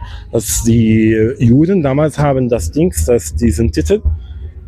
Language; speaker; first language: German; non-native, learner; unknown